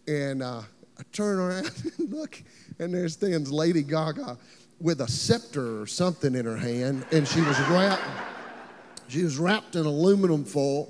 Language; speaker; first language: English; native; English